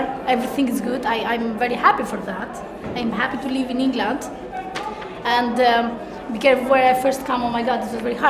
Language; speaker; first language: English; non-native, learner; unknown